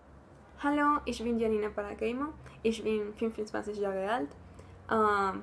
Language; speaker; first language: German; non-native, learner; Spanish